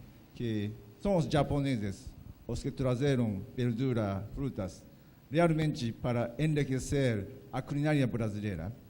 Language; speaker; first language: Portuguese; non-native, fluent; Japanese